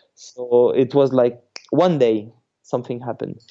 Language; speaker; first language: English; non-native, fluent; French